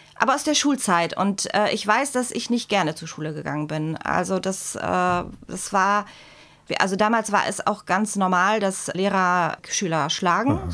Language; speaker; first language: German; early bilingual, other home language; Czech